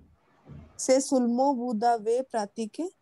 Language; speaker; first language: French; non-native, learner; Hindi